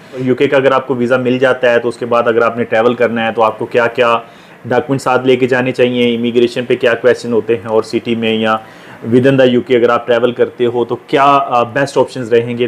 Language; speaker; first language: Urdu; native; Urdu